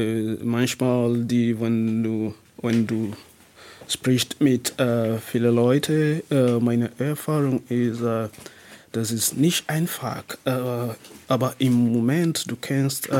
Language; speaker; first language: German; non-native, learner; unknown